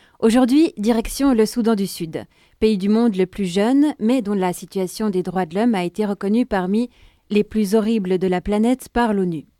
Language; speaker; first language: French; native; French